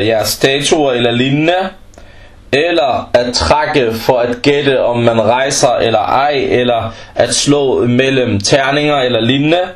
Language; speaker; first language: Danish; non-native, fluent; Arabic